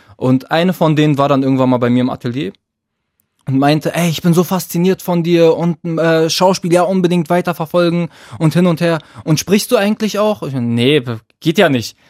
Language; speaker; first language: German; early bilingual, other home language; Arabic